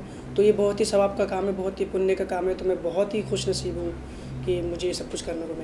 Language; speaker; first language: Hindi; native; Hindi